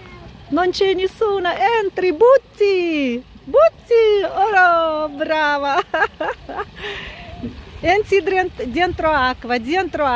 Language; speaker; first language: Italian; non-native, learner; Russian